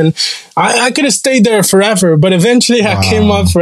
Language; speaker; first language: English; non-native, local second language; Kinyarwanda